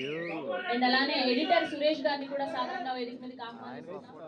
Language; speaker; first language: Telugu; native; Telugu